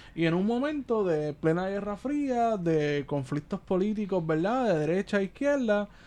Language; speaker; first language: Spanish; native; Spanish